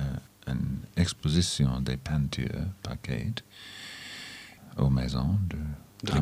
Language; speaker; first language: French; non-native, learner; English